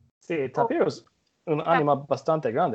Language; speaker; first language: Spanish; non-native, learner; English